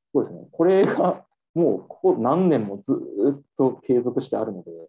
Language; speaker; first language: Japanese; native; Japanese